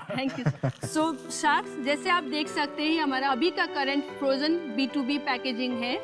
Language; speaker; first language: Hindi; non-native, local second language; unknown